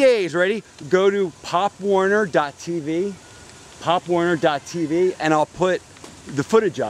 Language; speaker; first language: English; native; English